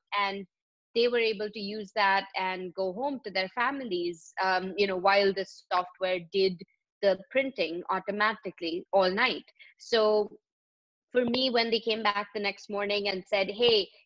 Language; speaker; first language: English; non-native, local second language; Hindi